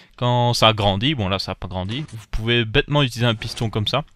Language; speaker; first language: French; native; French